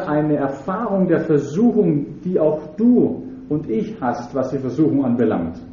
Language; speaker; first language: German; native; German